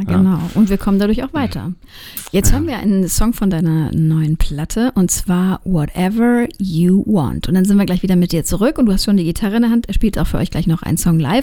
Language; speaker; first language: German; native; German